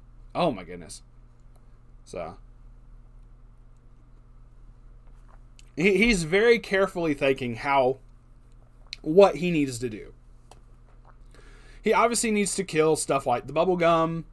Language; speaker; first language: English; native; English